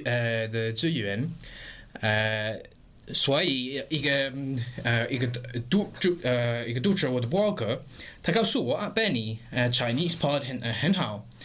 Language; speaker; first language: Chinese; non-native, learner; English